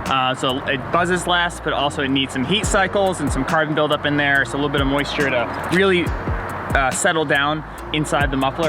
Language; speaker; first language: English; native; English